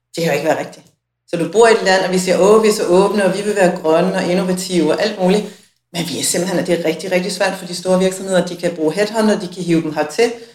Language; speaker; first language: Danish; native; Danish